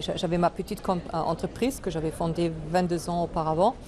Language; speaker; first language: French; non-native, fluent; German